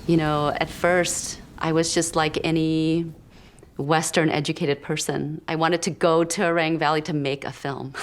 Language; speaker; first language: English; early bilingual, other home language; Khmer